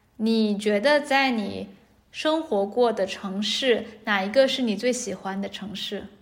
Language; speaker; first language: Chinese; native; Chinese